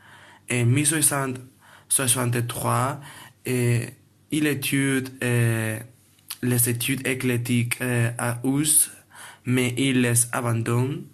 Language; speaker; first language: French; non-native, learner; Spanish